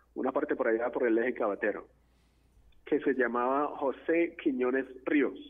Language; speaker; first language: Spanish; non-native, fluent; English